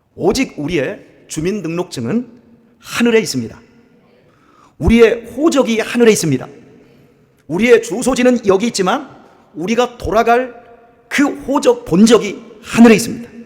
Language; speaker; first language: Korean; native; Korean